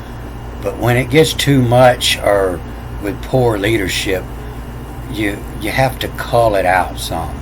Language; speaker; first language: English; native; English